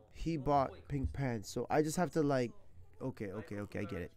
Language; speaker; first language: English; native; English